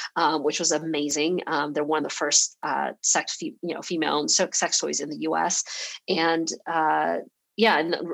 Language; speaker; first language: English; early bilingual, other home language; Chinese